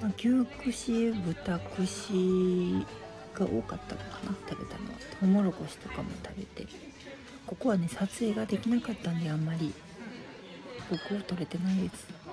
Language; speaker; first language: Japanese; native; Japanese